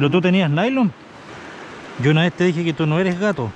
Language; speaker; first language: Spanish; native; Spanish